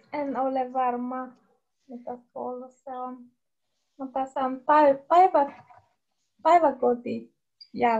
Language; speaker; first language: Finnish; non-native, learner; English